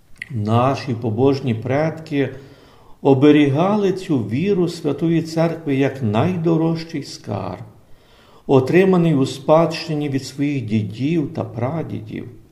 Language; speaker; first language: Ukrainian; native; Ukrainian